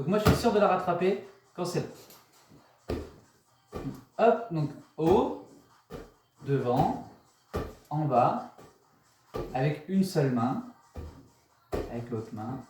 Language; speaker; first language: French; native; French